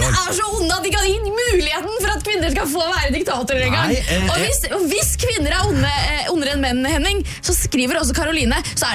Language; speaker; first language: Norwegian; native; Norwegian